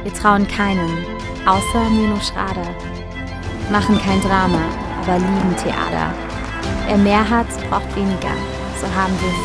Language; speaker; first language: German; native; German